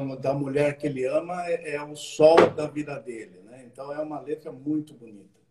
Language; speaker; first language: Portuguese; native; Portuguese